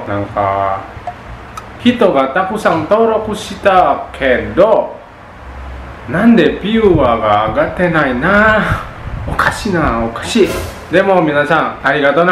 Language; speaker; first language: Japanese; non-native, learner; Sundanese